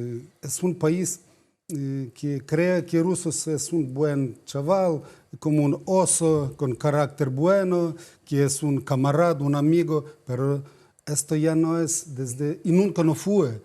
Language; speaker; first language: Spanish; non-native, fluent; Ukrainian